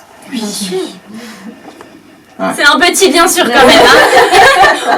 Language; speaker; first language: French; native; French